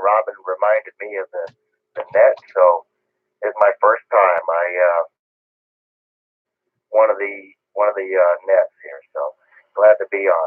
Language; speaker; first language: English; native; English